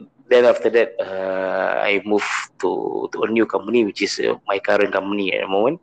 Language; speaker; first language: English; non-native, local second language; Malay